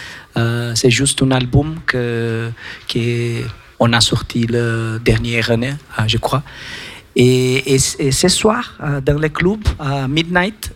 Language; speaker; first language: French; non-native, learner; Portuguese